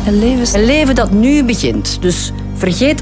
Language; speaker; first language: Dutch; native; Dutch